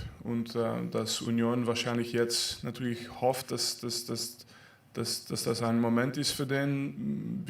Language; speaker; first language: German; non-native, fluent; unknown